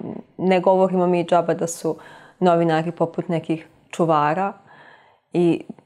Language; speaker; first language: Bosnian; native; Bosnian